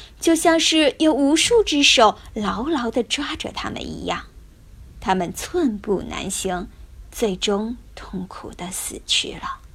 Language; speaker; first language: Chinese; native; Chinese